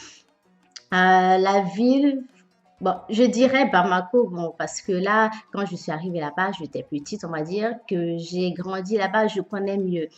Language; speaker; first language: French; early bilingual, other home language; Bambara